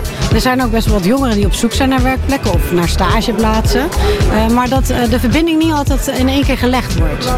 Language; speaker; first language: Dutch; native; Dutch